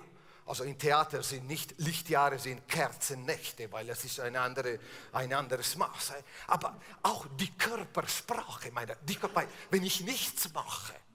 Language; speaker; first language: German; non-native, fluent; Italian